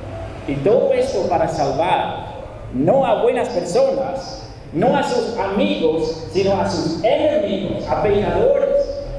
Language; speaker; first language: Spanish; non-native, fluent; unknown